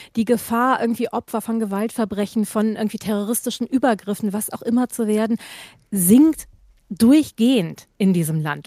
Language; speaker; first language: German; native; German